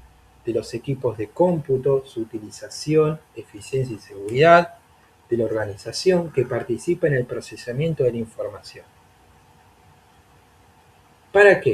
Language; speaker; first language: Spanish; native; Spanish